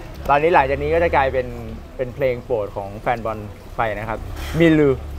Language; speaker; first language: Thai; native; Thai